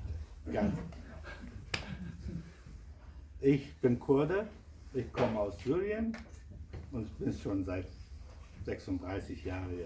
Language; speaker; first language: German; non-native, fluent; Kurdish